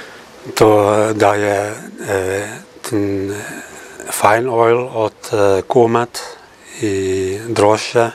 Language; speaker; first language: Polish; early bilingual, heritage; Polish